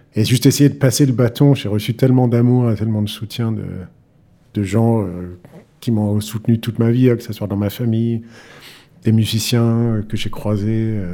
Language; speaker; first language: French; non-native, fluent; Danish